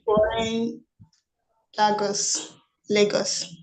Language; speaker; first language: German; non-native, learner; Igbo